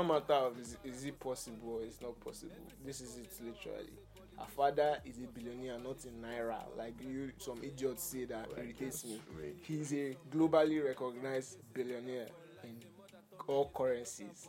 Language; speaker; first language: English; non-native, local second language; Yoruba